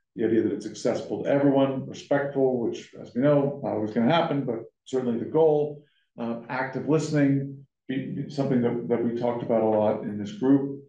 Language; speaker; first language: English; native; English